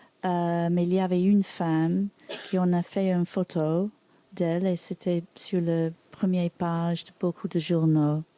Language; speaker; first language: French; non-native, learner; English